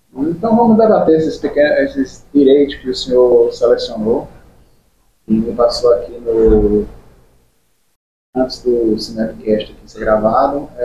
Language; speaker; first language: Portuguese; native; Portuguese